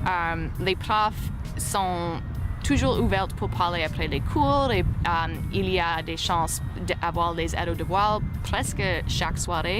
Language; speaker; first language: French; non-native, fluent; English